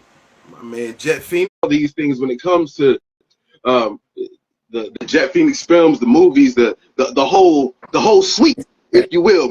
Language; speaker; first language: English; native; English